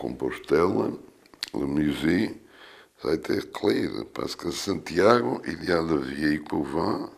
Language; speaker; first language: French; non-native, fluent; Portuguese